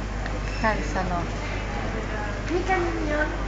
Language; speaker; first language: Finnish; non-native, learner; Spanish